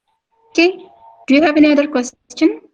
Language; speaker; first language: English; non-native, fluent; Indonesian